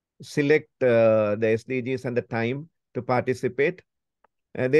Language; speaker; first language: English; non-native, learner; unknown